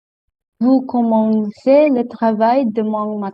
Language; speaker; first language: French; non-native, learner; Indonesian